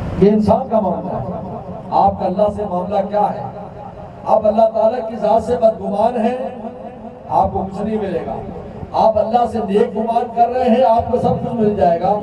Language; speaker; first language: Urdu; non-native, local second language; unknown